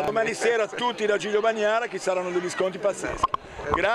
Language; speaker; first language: Italian; native; Italian